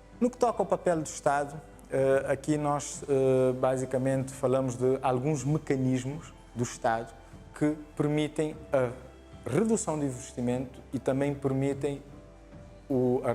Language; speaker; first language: Portuguese; non-native, local second language; Kabuverdianu